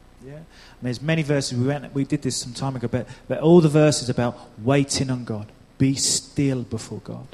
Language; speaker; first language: English; native; English